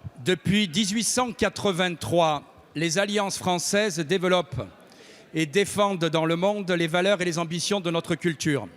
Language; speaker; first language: French; native; French